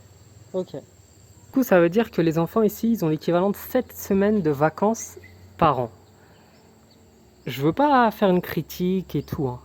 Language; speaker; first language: French; native; French